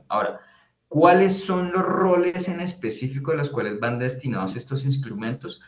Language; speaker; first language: Spanish; native; Spanish